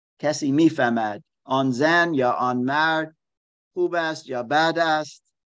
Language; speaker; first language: Persian; non-native, learner; German